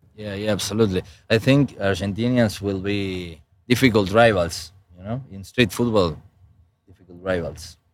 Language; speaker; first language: English; non-native, fluent; Spanish